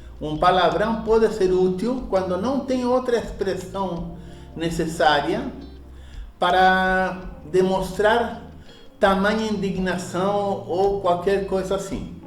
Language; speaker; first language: Portuguese; early bilingual, other home language; Spanish